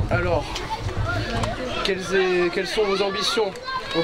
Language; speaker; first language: French; native; French